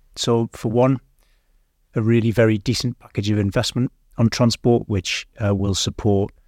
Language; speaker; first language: English; native; English